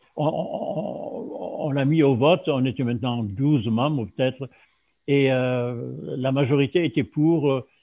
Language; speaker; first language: French; non-native, fluent; German